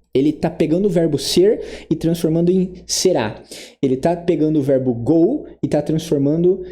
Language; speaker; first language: Portuguese; native; Portuguese